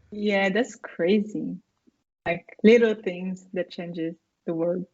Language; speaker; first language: English; non-native, fluent; French